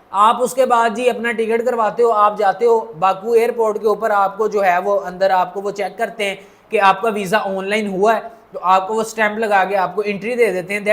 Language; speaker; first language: Urdu; non-native, local second language; Punjabi